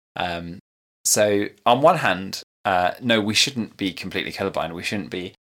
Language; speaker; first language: English; native; English